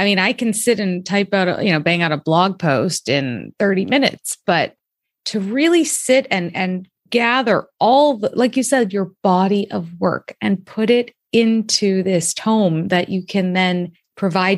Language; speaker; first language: English; native; English